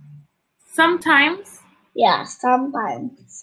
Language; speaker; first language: English; non-native, learner; Turkish